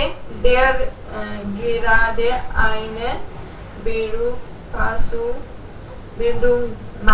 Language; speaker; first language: German; non-native, learner; Hindi